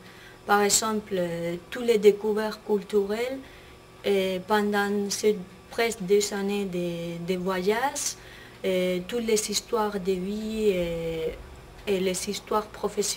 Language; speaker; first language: French; non-native, fluent; Spanish